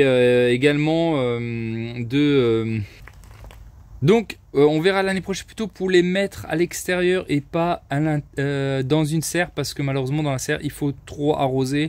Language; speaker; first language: French; native; French